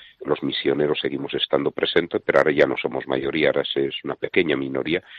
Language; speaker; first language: Spanish; native; Spanish